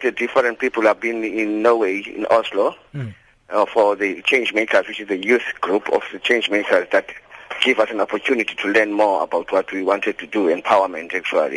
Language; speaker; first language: English; non-native, local second language; Xhosa